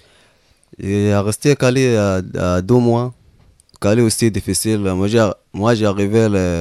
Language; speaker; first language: French; non-native, learner; Arabic